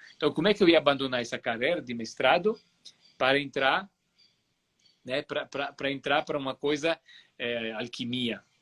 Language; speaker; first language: Portuguese; non-native, fluent; Italian